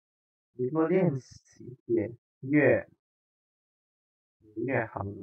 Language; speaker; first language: Chinese; non-native, fluent; Indonesian